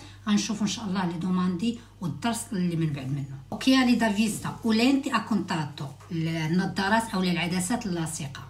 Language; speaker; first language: Arabic; native; Arabic